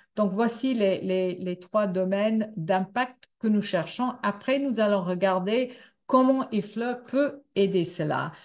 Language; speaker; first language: French; non-native, fluent; English